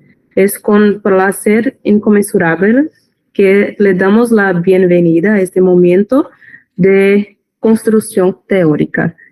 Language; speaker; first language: Spanish; non-native, learner; Portuguese